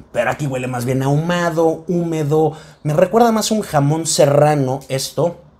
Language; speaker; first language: Spanish; native; Spanish